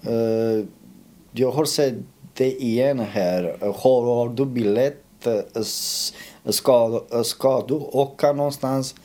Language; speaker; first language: Swedish; non-native, fluent; Romanian